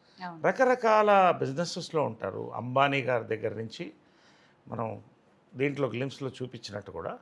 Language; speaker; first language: Telugu; native; Telugu